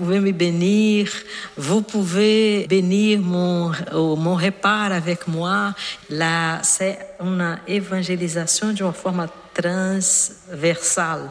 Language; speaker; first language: French; non-native, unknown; Portuguese